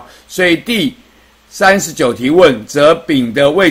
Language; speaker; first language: Chinese; native; Chinese